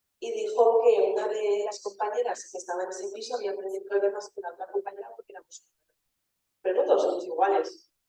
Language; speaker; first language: Spanish; early bilingual, other home language; Wolof